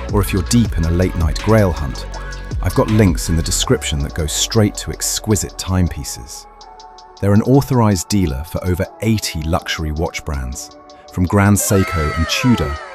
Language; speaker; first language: English; native; English